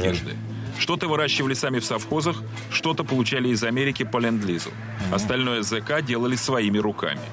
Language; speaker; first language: Russian; native; Russian